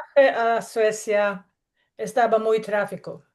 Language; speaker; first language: Spanish; non-native, learner; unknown